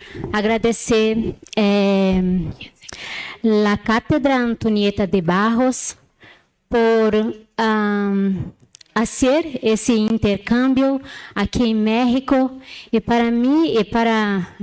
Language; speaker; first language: Spanish; non-native, learner; Portuguese